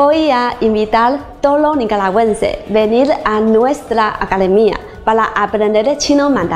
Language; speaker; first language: Spanish; non-native, fluent; Chinese